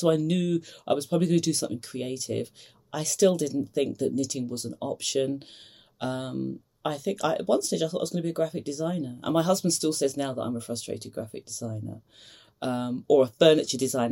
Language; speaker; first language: English; native; English